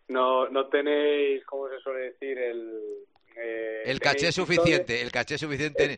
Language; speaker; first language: Spanish; native; Spanish